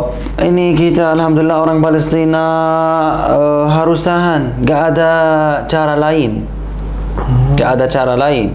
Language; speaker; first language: Indonesian; non-native, learner; Arabic